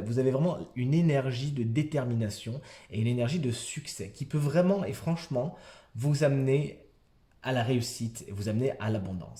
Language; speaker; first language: French; native; French